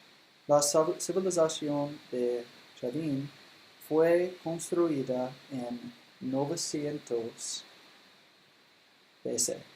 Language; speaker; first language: Spanish; non-native, learner; English